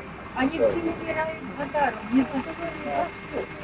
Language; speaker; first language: Russian; native; Russian